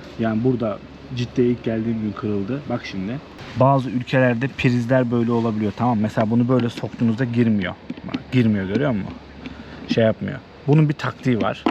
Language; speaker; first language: Turkish; native; Turkish